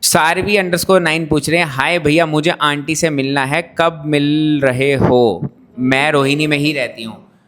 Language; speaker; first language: Hindi; native; Hindi